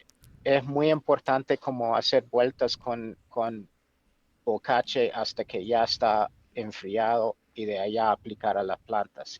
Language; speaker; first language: Spanish; non-native, fluent; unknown